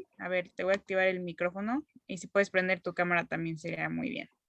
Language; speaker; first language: Spanish; native; Spanish